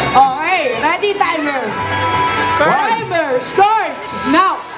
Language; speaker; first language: English; non-native, local second language; Filipino